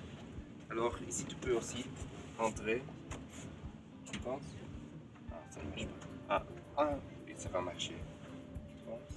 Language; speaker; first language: French; non-native, fluent; Dutch